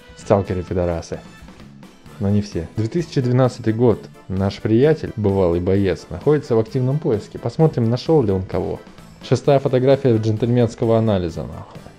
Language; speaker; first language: Russian; native; Russian